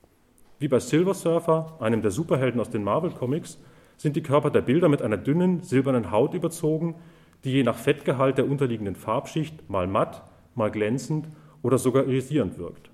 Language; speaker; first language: German; native; German